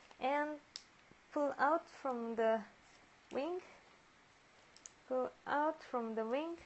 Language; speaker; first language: English; non-native, learner; Japanese